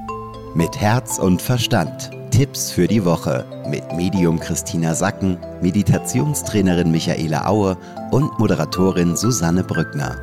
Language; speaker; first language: German; native; German